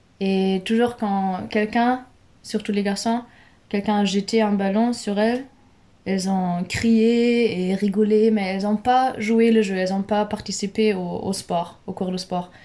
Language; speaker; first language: French; non-native, fluent; German